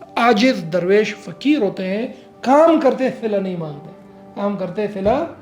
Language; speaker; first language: Urdu; non-native, local second language; Pashto